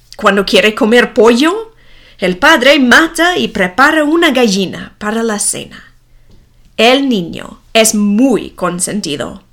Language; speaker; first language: Spanish; non-native, fluent; English